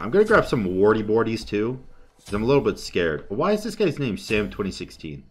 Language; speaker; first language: English; native; English